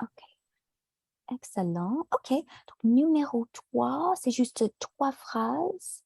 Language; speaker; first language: French; native; French